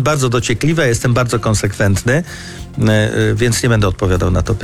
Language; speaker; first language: Polish; native; Polish